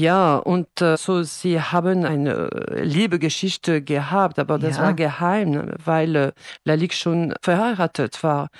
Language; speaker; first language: German; non-native, fluent; French